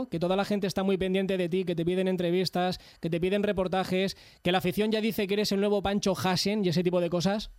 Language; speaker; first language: Spanish; native; Spanish